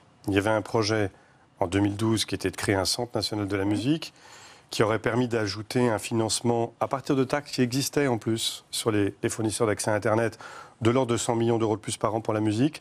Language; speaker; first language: French; native; French